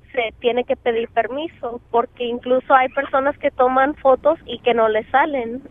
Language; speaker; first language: Spanish; native; Spanish